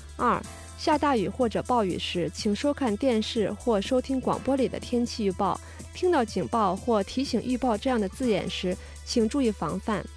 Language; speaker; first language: Chinese; native; Chinese